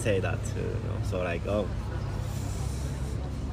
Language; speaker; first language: English; non-native, learner; Japanese